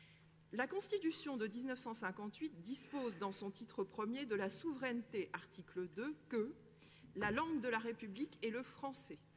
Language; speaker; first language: French; native; French